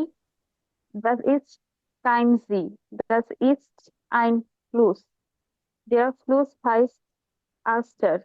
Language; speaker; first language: German; non-native, learner; Bangla